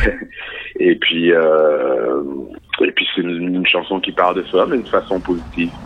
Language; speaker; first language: French; native; French